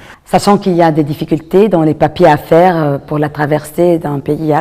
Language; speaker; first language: French; non-native, local second language; Arabic